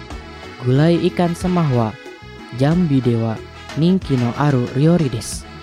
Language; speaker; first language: Japanese; non-native, fluent; Indonesian